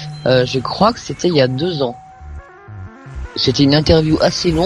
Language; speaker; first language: French; native; French